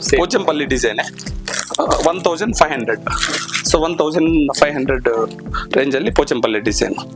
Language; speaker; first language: Kannada; non-native, local second language; Telugu